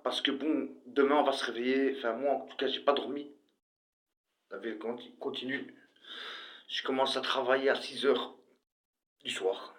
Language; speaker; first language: French; early bilingual, other home language; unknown